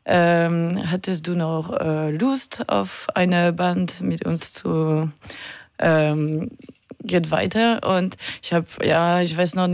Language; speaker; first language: German; non-native, learner; French